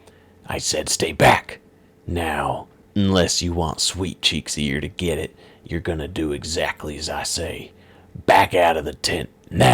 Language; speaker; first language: English; native; English